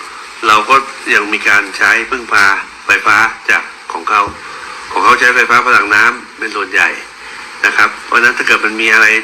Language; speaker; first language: Thai; native; Thai